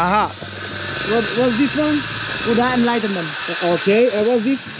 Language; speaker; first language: English; non-native, learner; Serbian